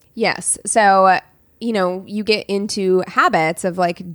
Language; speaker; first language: English; native; English